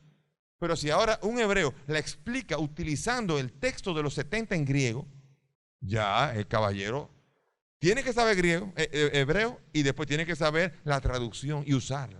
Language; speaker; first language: Spanish; native; Spanish